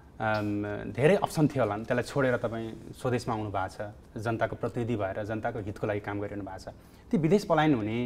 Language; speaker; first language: Nepali; native; Nepali